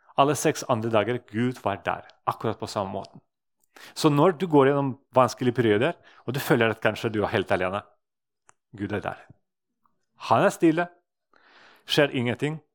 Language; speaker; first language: Norwegian; non-native, fluent; Russian